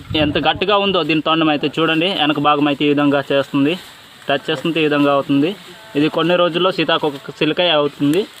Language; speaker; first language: Telugu; non-native, local second language; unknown